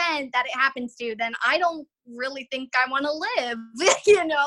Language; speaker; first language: English; native; English